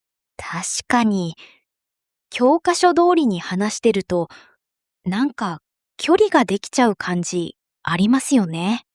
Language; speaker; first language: Japanese; non-native, fluent; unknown